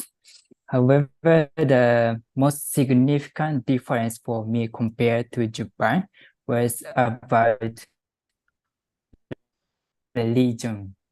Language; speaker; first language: English; non-native, fluent; Japanese